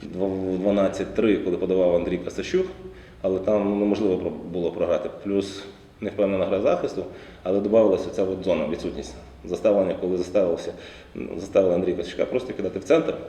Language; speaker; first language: Ukrainian; native; Ukrainian